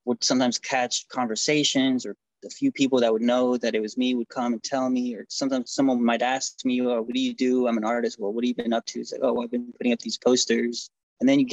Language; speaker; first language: English; native; English